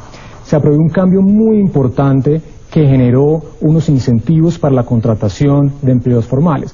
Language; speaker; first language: Spanish; native; Spanish